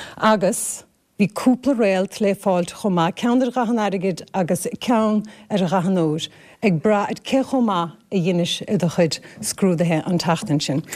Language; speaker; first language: Irish; native; Irish